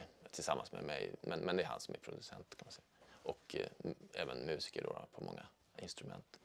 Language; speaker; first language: Swedish; native; Swedish